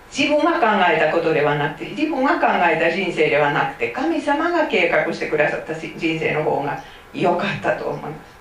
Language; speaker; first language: Japanese; non-native, fluent; Finnish